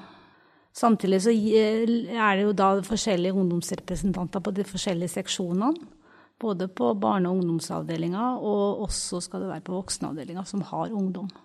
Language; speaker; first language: Norwegian; native; Norwegian